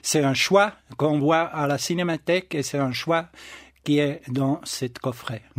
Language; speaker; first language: French; non-native, local second language; German